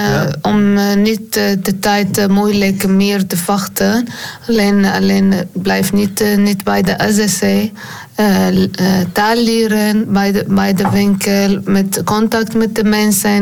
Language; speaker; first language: Dutch; non-native, learner; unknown